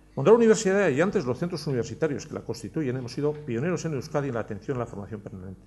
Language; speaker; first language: Spanish; native; Spanish